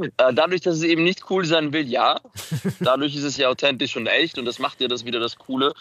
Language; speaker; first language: German; early bilingual, other home language; Macedonian